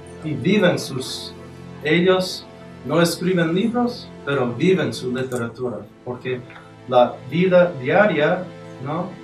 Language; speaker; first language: Spanish; non-native, fluent; English